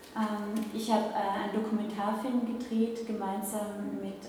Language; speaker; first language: German; native; German